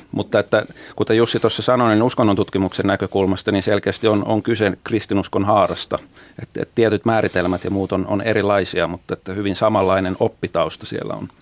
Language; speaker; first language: Finnish; native; Finnish